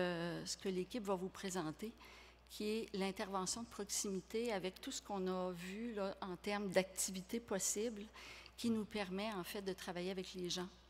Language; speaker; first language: French; native; French